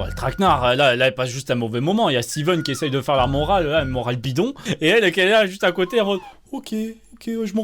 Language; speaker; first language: French; native; French